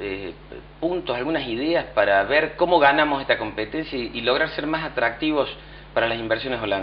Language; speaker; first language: Spanish; native; Spanish